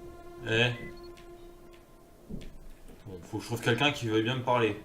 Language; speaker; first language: French; native; French